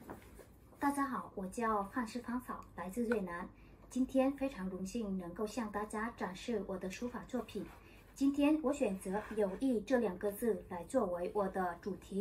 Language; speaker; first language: Chinese; non-native, fluent; Vietnamese